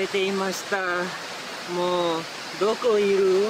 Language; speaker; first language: Japanese; non-native, learner; Malay